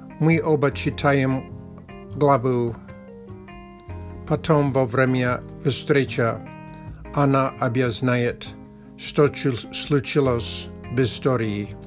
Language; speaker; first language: Russian; non-native, learner; Czech